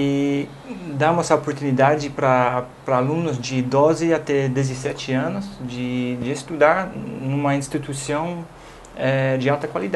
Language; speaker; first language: Portuguese; non-native, fluent; English